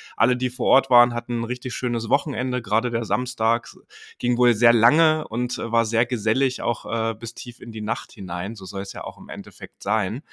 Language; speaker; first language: German; native; German